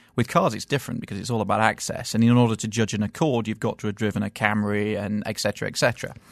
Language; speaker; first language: English; native; English